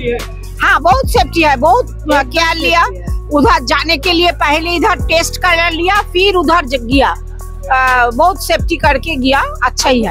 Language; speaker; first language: Hindi; non-native, local second language; Bangla